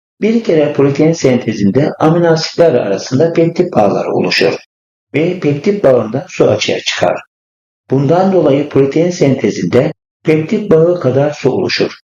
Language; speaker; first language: Turkish; native; Turkish